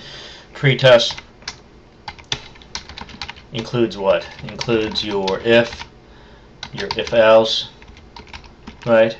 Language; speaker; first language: English; native; English